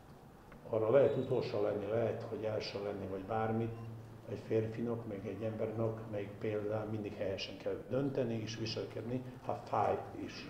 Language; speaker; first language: Hungarian; non-native, fluent; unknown